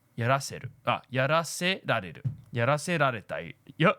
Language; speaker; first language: Japanese; non-native, fluent; English